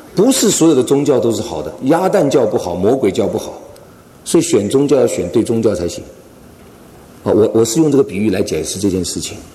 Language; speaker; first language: Chinese; non-native, local second language; Cantonese